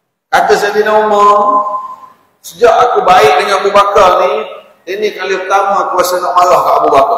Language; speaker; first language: Malay; native; Malay